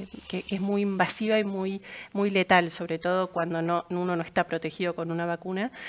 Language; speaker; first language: Spanish; native; Spanish